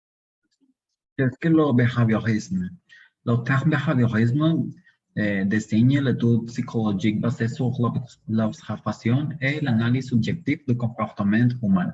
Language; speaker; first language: French; non-native, learner; Spanish